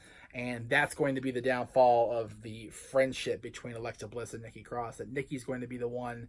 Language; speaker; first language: English; native; English